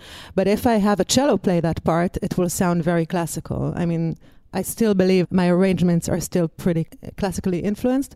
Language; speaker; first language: English; non-native, fluent; Hebrew